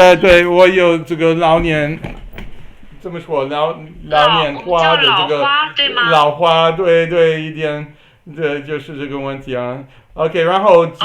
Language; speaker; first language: Chinese; non-native, learner; English